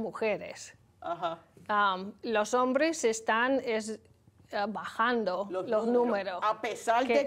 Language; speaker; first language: Spanish; non-native, learner; English